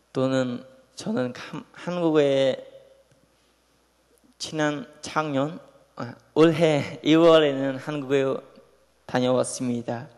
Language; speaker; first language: Korean; non-native, learner; Khmer